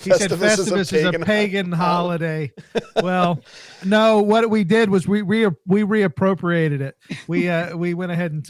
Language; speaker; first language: English; native; English